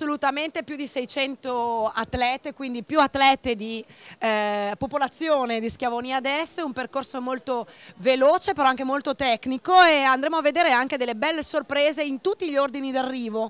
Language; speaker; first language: Italian; native; Italian